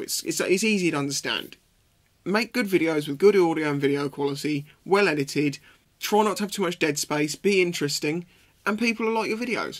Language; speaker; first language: English; native; English